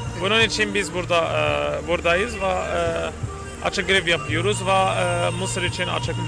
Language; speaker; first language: Turkish; non-native, learner; Arabic